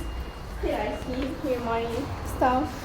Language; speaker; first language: English; non-native, learner; Arabic